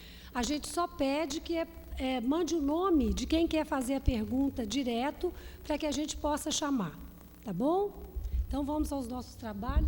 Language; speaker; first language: Portuguese; native; Portuguese